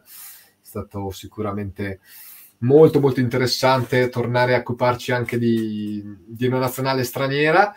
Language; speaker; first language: Italian; native; Italian